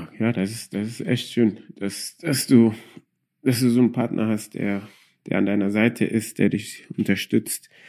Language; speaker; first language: German; early bilingual, other home language; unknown